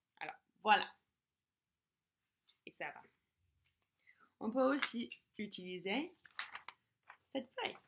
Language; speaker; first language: French; non-native, fluent; English